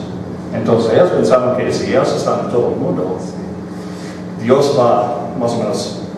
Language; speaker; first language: Spanish; non-native, fluent; English